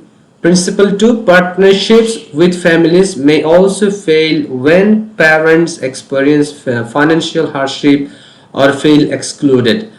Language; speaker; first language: English; non-native, local second language; Bangla